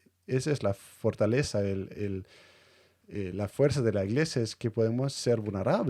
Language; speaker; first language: Spanish; non-native, fluent; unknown